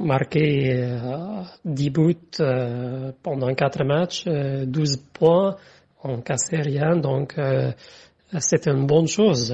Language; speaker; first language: French; non-native, fluent; Arabic